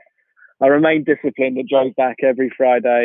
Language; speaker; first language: English; native; English